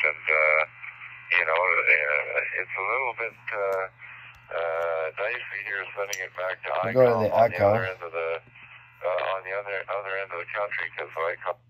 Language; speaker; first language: English; native; English